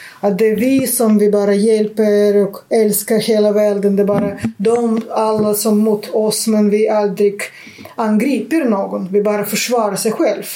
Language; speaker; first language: Swedish; non-native, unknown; Russian